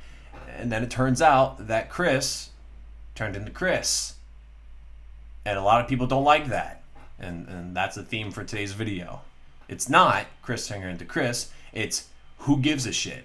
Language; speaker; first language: English; native; English